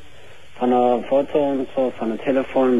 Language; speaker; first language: German; early bilingual, other home language; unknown